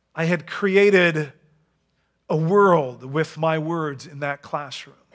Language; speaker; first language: English; non-native, fluent; Dutch